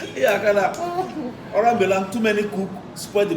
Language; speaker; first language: Indonesian; non-native, fluent; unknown